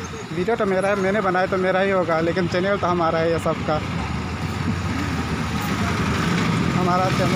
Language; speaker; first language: Hindi; non-native, local second language; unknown